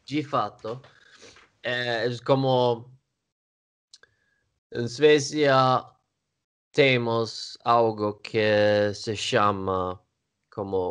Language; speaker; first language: Portuguese; non-native, learner; Swedish